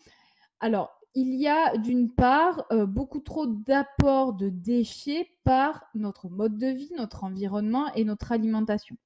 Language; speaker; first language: French; native; French